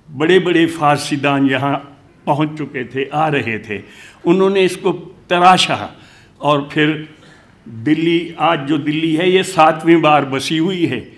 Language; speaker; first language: Urdu; non-native, local second language; Hindi